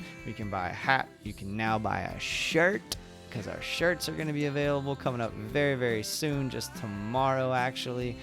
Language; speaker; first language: English; native; English